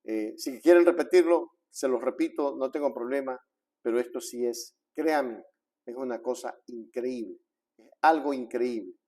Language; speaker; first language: Spanish; native; Spanish